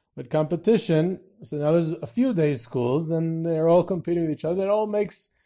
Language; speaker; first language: English; native; English